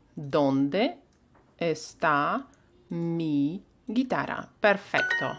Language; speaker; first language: Spanish; non-native, fluent; Russian